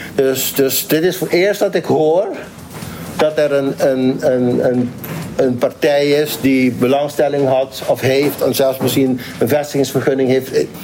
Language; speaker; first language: Dutch; non-native, local second language; Papiamento